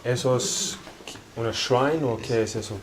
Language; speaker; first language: Spanish; non-native, learner; English